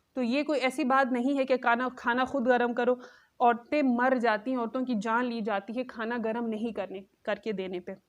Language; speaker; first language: Urdu; non-native, local second language; Khowar